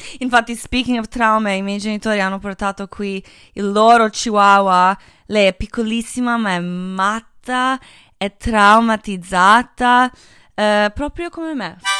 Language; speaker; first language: Italian; early bilingual, heritage; Italian